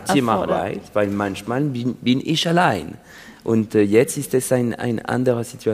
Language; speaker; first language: German; non-native, learner; French